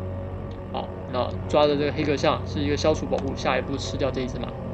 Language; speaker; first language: Chinese; native; Chinese